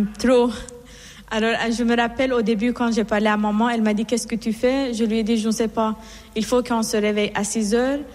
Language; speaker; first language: French; non-native, fluent; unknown